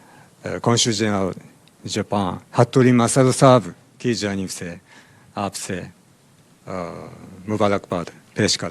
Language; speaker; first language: Hindi; non-native, learner; Japanese